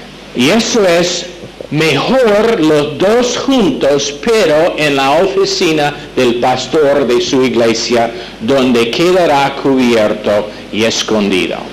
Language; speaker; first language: Spanish; non-native, fluent; English